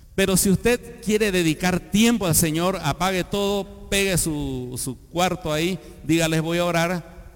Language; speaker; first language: Spanish; native; Spanish